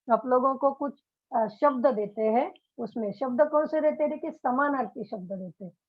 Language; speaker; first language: Hindi; non-native, local second language; Marathi